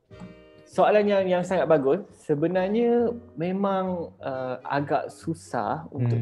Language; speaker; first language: Malay; native; Malay